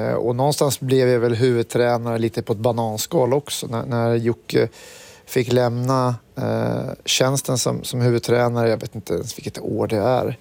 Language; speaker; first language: Swedish; native; Swedish